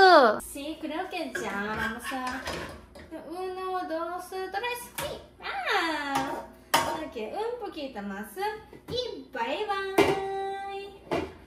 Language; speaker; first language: Spanish; non-native, learner; Japanese